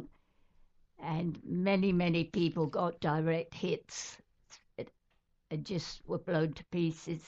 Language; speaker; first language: English; native; English